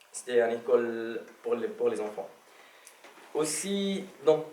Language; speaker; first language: French; non-native, fluent; Arabic